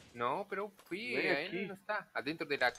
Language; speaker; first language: Portuguese; non-native, learner; Spanish